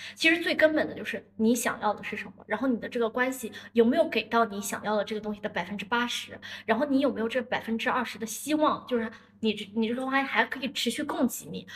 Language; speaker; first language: Chinese; native; Chinese